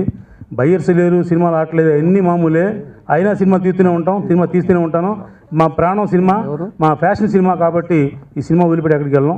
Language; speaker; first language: Telugu; native; Telugu